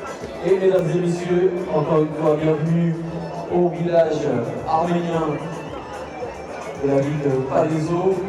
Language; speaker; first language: French; native; French